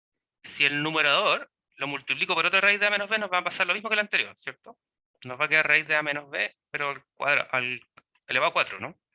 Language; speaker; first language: Spanish; native; Spanish